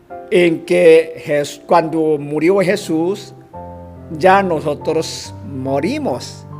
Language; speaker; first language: Spanish; non-native, fluent; Korean